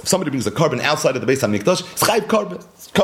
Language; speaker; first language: English; native; English